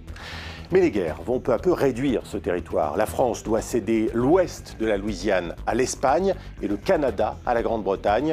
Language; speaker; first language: French; native; French